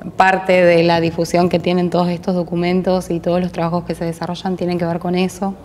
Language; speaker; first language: Spanish; native; Spanish